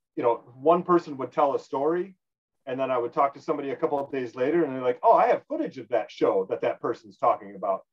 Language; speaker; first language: English; native; English